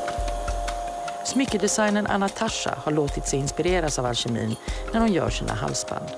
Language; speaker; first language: Swedish; native; Swedish